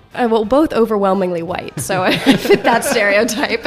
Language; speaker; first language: English; native; English